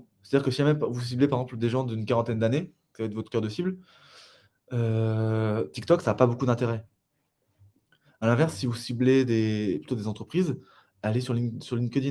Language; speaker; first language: French; native; French